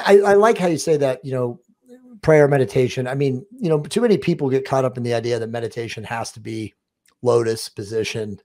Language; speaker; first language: English; native; English